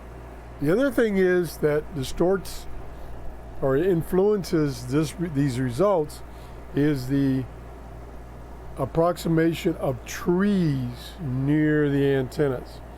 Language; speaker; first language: English; native; English